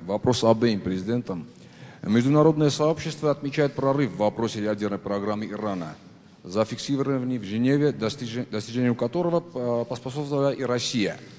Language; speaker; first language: Russian; non-native, local second language; Armenian